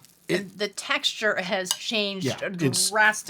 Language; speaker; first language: English; native; English